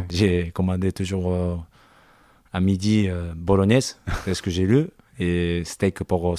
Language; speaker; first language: French; non-native, learner; Japanese